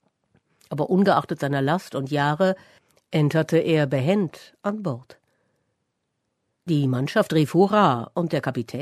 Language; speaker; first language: German; native; German